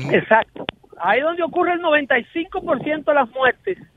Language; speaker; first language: Spanish; native; Spanish